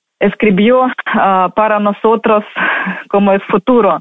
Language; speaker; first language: Spanish; non-native, fluent; Ukrainian